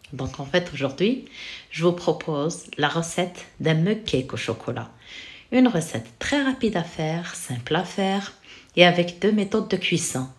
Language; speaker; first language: French; non-native, local second language; Arabic